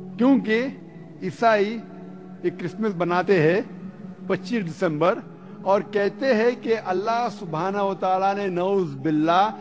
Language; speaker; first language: Urdu; non-native, local second language; Konkani